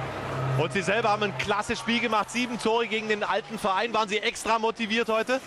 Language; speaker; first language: German; native; German